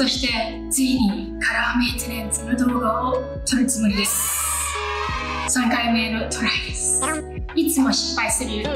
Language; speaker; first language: Japanese; non-native, learner; English